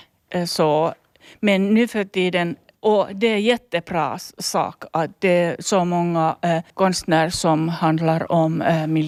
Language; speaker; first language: Swedish; non-native, local second language; Finnish